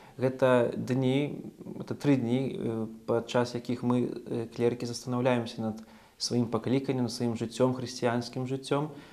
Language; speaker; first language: Belarusian; native; Belarusian